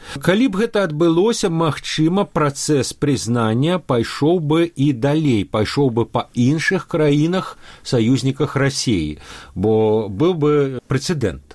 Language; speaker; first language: Belarusian; non-native, local second language; Russian